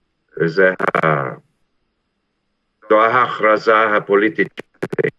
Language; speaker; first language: Hebrew; non-native, fluent; English